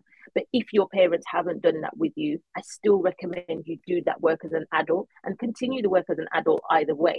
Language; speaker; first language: English; native; English